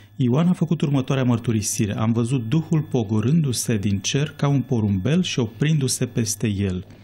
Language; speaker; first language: Romanian; native; Romanian